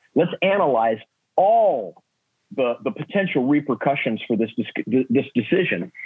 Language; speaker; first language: English; native; English